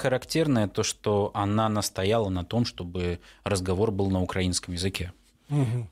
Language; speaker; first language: Russian; native; Russian